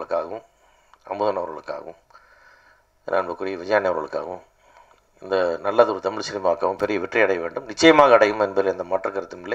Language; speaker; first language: Tamil; native; Tamil